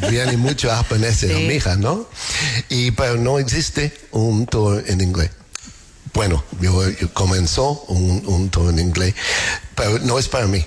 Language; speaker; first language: Spanish; non-native, fluent; English